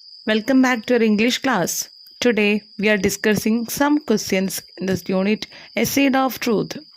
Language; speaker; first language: English; non-native, local second language; Malayalam